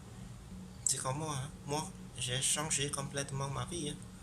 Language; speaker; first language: French; non-native, learner; Khmer